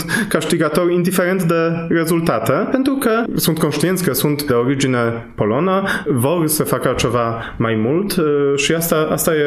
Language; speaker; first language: Romanian; non-native, fluent; Polish